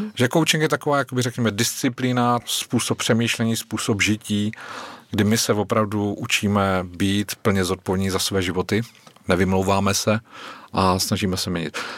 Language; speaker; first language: Czech; native; Czech